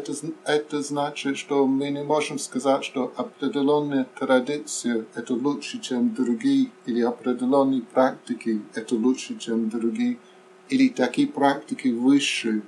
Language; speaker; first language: Russian; non-native, fluent; English